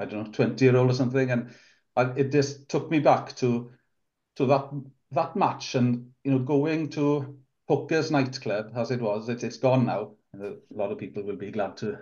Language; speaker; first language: English; non-native, local second language; Welsh